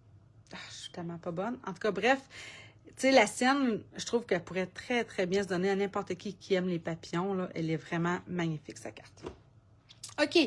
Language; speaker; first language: French; native; French